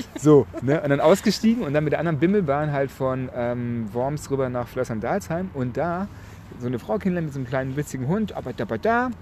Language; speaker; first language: German; native; German